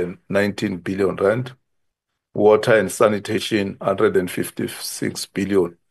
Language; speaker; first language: English; non-native, local second language; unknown